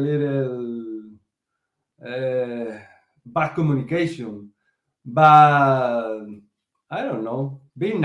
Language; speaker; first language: English; non-native, learner; Spanish